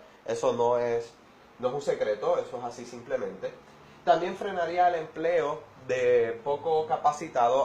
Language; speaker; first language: Spanish; native; Spanish